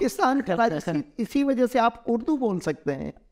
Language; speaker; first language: Urdu; native; Urdu